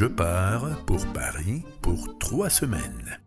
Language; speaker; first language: French; non-native, fluent; Russian